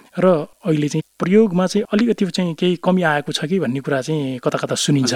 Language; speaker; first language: Nepali; non-native, local second language; Rana Tharu